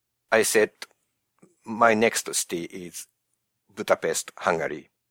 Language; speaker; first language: English; non-native, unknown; Japanese